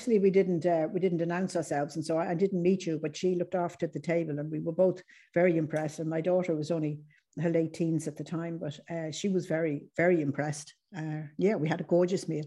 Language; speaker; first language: English; native; English